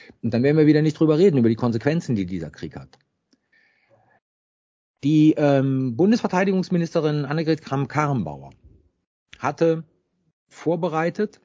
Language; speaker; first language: German; native; German